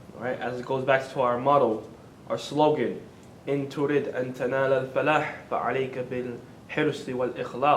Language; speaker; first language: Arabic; non-native, fluent; English